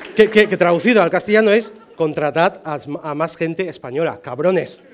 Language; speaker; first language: Spanish; non-native, fluent; Chinese